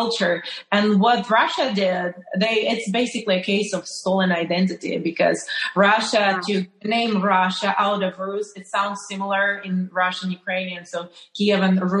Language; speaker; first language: English; non-native, fluent; Ukrainian